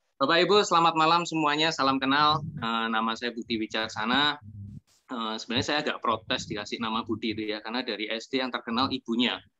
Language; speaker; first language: Indonesian; native; Indonesian